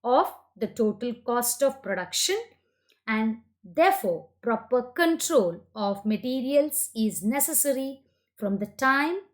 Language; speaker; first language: English; non-native, local second language; Kannada